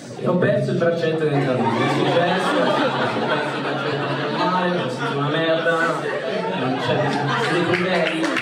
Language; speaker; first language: Italian; early bilingual, heritage; Italian